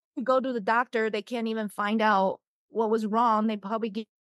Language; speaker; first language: English; non-native, fluent; Chinese